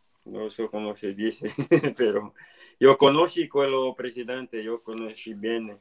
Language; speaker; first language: Italian; non-native, learner; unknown